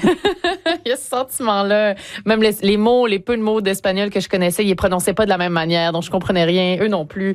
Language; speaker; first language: French; native; French